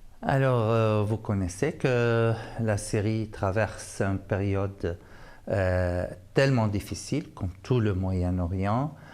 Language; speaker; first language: French; non-native, fluent; Arabic